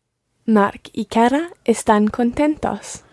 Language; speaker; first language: Spanish; non-native, learner; English